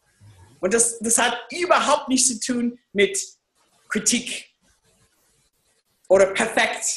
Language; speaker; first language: German; non-native, fluent; English